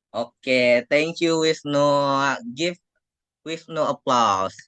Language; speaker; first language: English; non-native, fluent; Indonesian